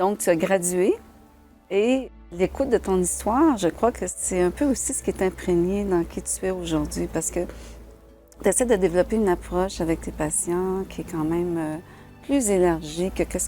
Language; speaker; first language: French; native; French